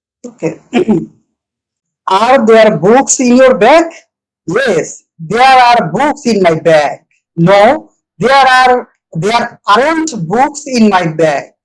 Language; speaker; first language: English; non-native, local second language; Bangla